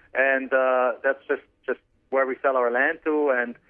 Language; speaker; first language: English; non-native, fluent; German